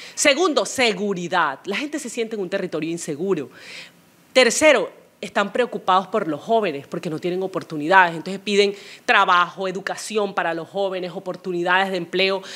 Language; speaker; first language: Spanish; native; Spanish